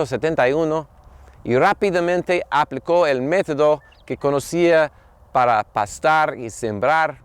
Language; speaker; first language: Spanish; non-native, fluent; English